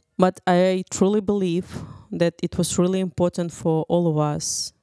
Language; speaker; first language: English; non-native, fluent; Ukrainian